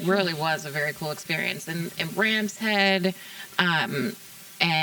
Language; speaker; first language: English; native; English